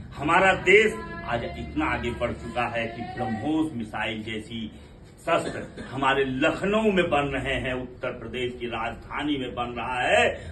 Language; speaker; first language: Hindi; native; Hindi